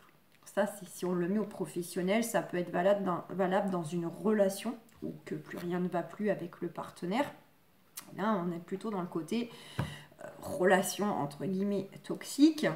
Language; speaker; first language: French; native; French